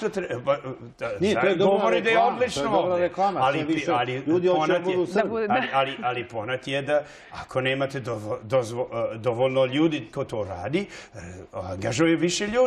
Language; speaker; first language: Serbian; early bilingual, heritage; English